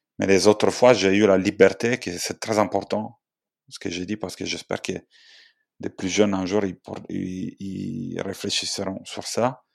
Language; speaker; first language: French; non-native, fluent; Italian